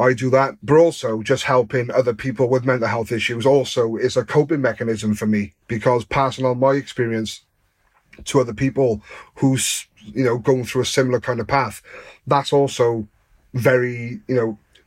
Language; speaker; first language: English; native; English